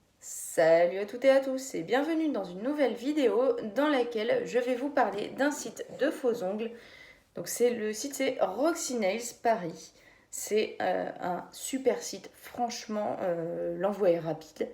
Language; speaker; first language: French; native; French